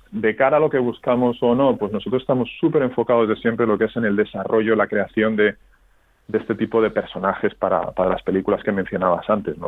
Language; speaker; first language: Spanish; native; Spanish